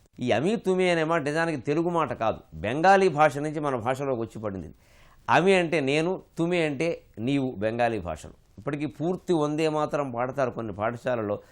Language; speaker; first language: Telugu; native; Telugu